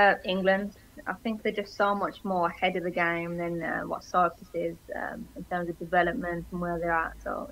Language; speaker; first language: English; early bilingual, other home language; Greek